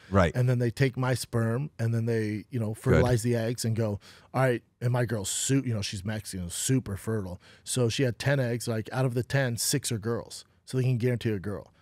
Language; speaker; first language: English; native; English